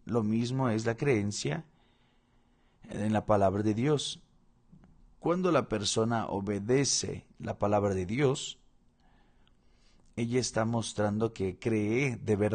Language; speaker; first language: Spanish; non-native, fluent; Portuguese